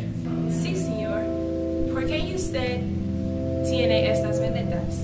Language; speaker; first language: Spanish; non-native, learner; English